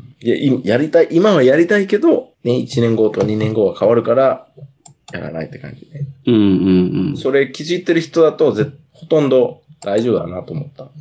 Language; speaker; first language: Japanese; non-native, fluent; English